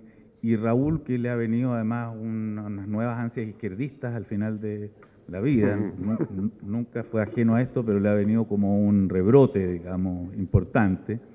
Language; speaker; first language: Spanish; native; Spanish